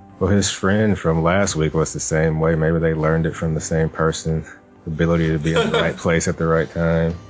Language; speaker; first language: English; native; English